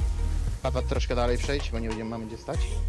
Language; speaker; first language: Polish; native; Polish